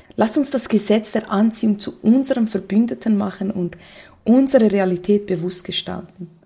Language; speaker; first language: German; non-native, fluent; Portuguese